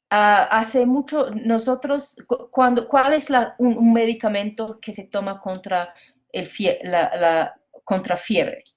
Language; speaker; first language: Spanish; non-native, fluent; English